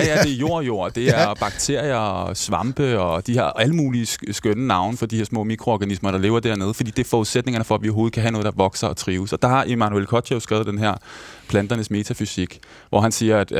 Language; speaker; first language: Danish; native; Danish